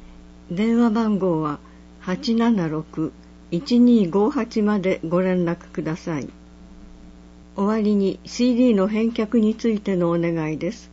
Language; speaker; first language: Japanese; native; Japanese